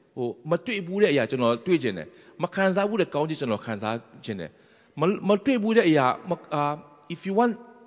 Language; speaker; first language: Burmese; non-native, local second language; Tedim Chin